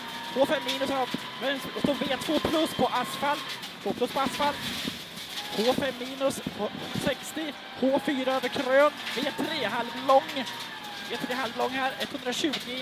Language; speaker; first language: Swedish; native; Swedish